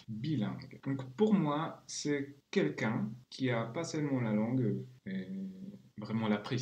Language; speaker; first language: French; non-native, fluent; Czech